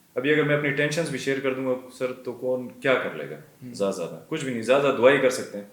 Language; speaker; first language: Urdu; non-native, local second language; Pashto